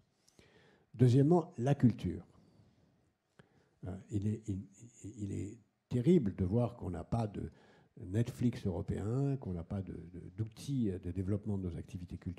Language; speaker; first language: French; native; French